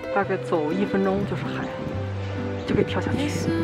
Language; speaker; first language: Chinese; native; Chinese